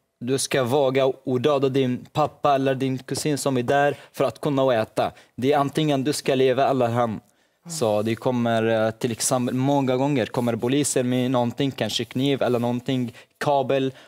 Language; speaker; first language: Swedish; non-native, learner; Arabic